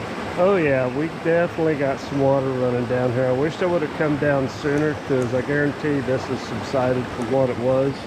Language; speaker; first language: English; native; English